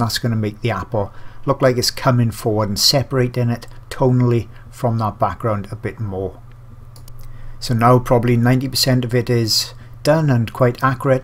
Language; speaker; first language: English; native; English